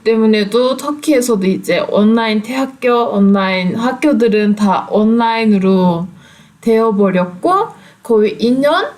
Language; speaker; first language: Korean; non-native, fluent; Turkish